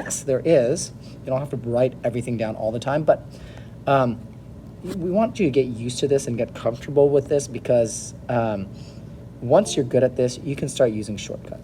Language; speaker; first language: English; native; English